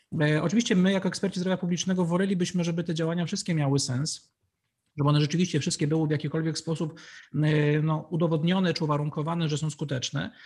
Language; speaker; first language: Polish; native; Polish